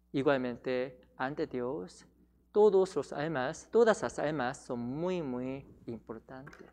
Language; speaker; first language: Spanish; non-native, learner; Korean